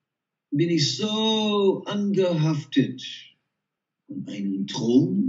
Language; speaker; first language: German; non-native, fluent; Dutch